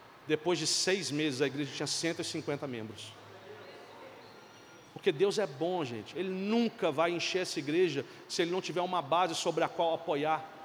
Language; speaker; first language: Portuguese; non-native, fluent; Italian